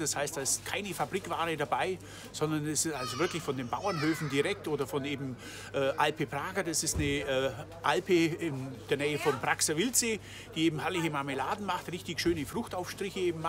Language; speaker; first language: German; native; German